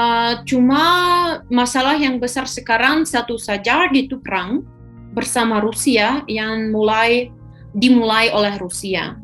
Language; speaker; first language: Indonesian; non-native, fluent; Ukrainian